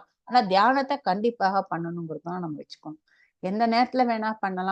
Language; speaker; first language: Tamil; native; Tamil